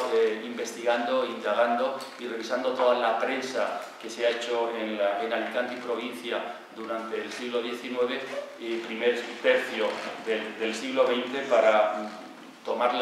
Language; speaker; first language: Spanish; native; Spanish